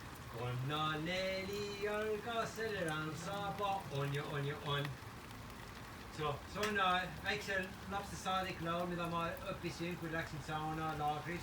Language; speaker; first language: Estonian; early bilingual, heritage; English